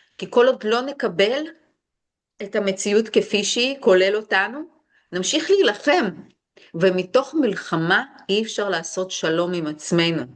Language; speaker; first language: Hebrew; early bilingual, other home language; Russian